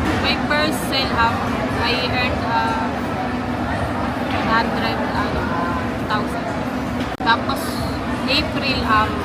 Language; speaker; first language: English; non-native, local second language; Filipino